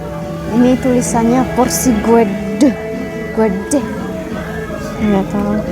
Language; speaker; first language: Indonesian; non-native, fluent; Arabic